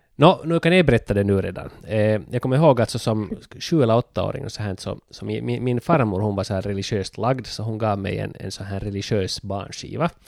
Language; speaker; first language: Swedish; native; Swedish